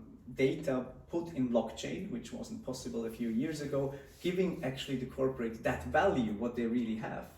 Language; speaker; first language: English; non-native, fluent; Swiss German